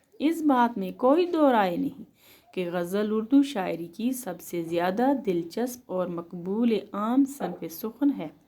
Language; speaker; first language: Urdu; non-native, local second language; Kashmiri